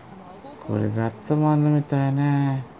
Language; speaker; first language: Japanese; non-native, learner; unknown